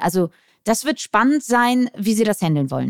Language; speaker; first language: German; native; German